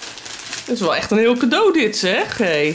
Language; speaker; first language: Dutch; native; Dutch